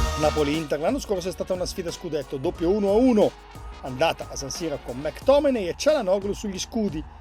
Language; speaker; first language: Italian; native; Italian